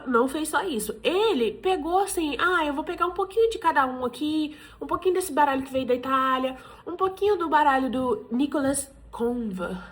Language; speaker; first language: Portuguese; native; Portuguese